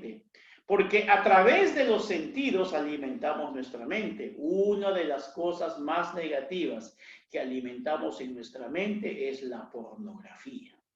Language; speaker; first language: Spanish; native; Spanish